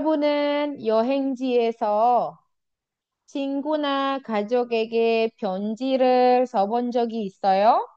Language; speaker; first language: Korean; non-native, fluent; Indonesian